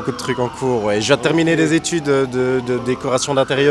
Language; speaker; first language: French; native; French